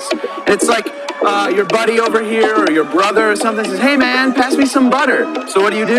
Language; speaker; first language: English; native; English